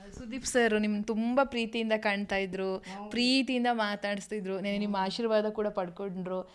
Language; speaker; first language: Kannada; native; Kannada